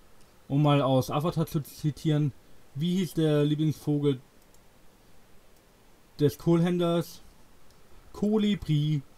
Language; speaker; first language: German; native; German